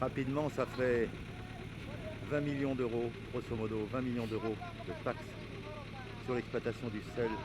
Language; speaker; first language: French; native; French